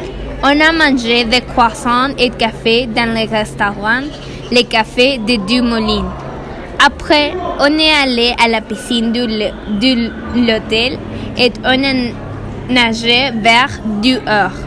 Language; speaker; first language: French; non-native, learner; Spanish